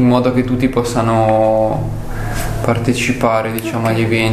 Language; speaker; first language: Italian; native; Italian